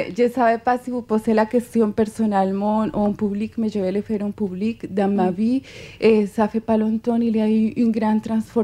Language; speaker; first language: French; non-native, fluent; Spanish